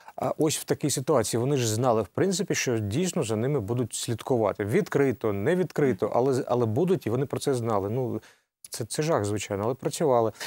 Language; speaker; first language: Ukrainian; native; Ukrainian